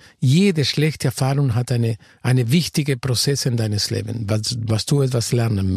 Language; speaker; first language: German; non-native, fluent; Spanish